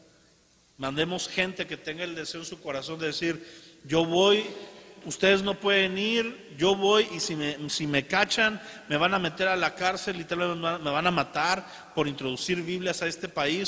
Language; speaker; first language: Spanish; native; Spanish